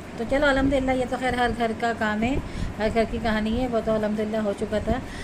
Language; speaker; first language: Urdu; native; Urdu